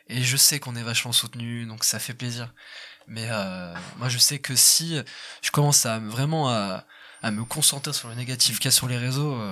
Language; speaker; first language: French; native; French